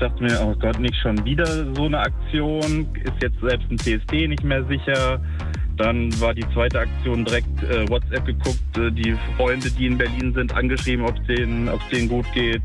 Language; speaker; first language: German; native; German